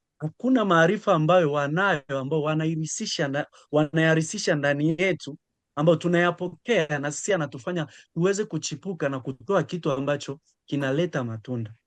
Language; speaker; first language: Swahili; native; Swahili